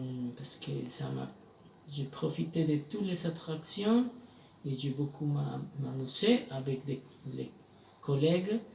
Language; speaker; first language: French; non-native, fluent; Spanish